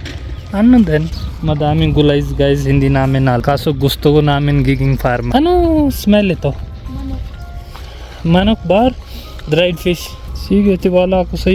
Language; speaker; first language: Filipino; non-native, learner; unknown